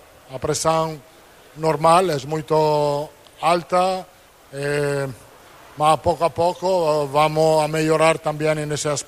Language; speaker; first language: Portuguese; non-native, learner; Italian